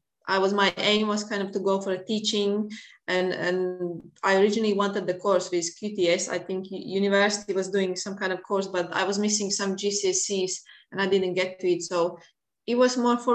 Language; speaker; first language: English; non-native, fluent; Latvian